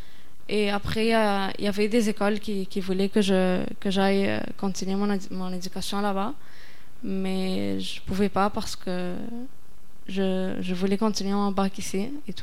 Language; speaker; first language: French; non-native, fluent; Arabic